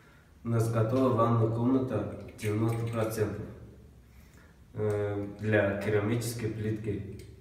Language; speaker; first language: Russian; non-native, local second language; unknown